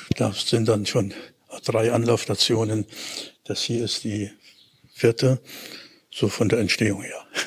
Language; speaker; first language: German; native; German